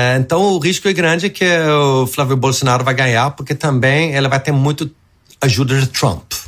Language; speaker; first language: Portuguese; non-native, fluent; Swedish